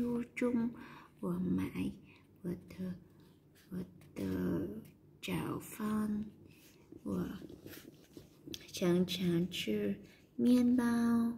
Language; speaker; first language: Chinese; non-native, learner; Vietnamese